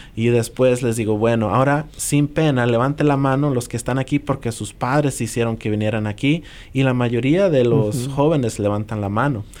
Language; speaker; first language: Spanish; native; Spanish